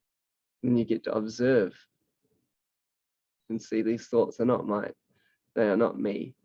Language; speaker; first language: English; native; English